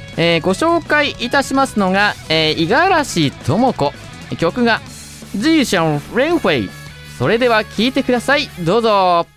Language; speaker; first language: Japanese; native; Japanese